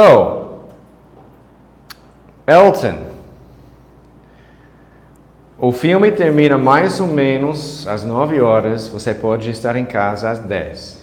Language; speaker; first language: Portuguese; non-native, fluent; English